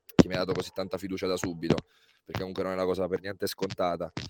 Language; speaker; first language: Italian; native; Italian